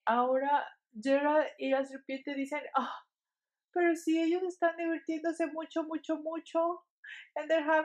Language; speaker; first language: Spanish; early bilingual, heritage; Spanish